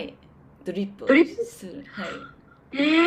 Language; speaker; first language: Japanese; non-native, learner; English